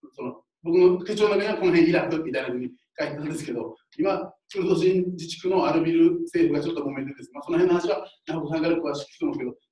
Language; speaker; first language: Japanese; native; Japanese